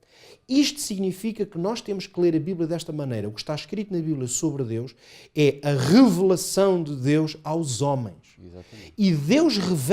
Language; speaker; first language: Portuguese; native; Portuguese